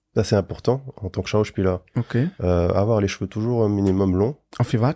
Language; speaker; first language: French; native; French